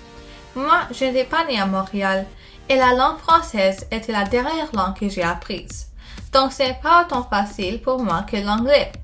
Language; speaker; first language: French; early bilingual, other home language; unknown